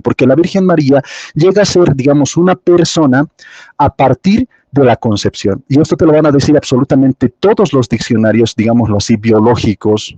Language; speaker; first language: Spanish; native; Spanish